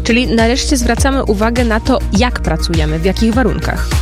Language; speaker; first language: Polish; native; Polish